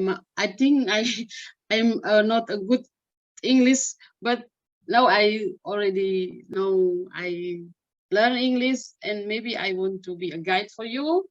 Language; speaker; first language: English; non-native, learner; Indonesian